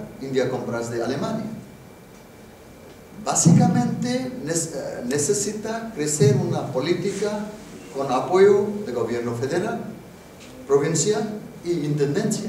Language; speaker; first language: Spanish; non-native, fluent; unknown